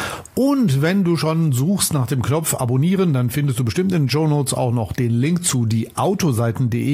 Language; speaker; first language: German; native; German